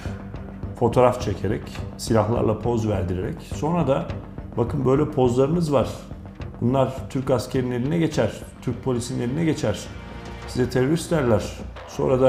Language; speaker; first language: Turkish; native; Turkish